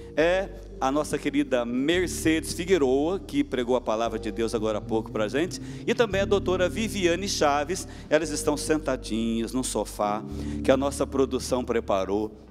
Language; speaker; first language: Portuguese; native; Portuguese